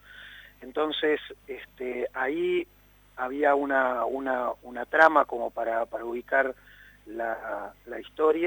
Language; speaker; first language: Spanish; native; Spanish